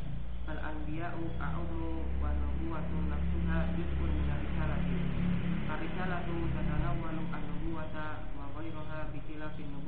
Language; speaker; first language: Arabic; non-native, learner; Indonesian